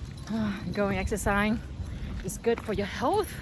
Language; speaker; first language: English; non-native, fluent; Vietnamese